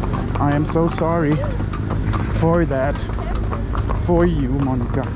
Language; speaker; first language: English; non-native, fluent; German